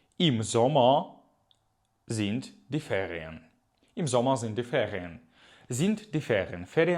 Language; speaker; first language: German; non-native, fluent; Ukrainian